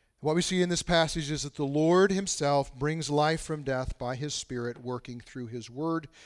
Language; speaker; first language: English; native; English